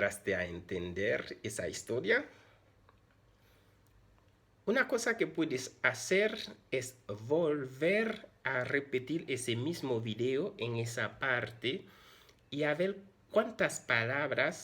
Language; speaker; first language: Spanish; non-native, fluent; Haitian Creole